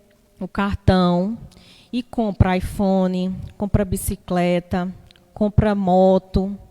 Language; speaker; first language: Portuguese; native; Portuguese